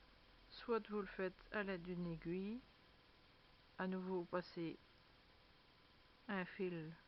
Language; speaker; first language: French; native; French